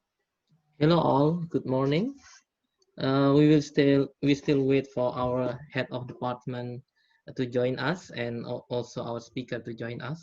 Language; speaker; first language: English; non-native, fluent; Indonesian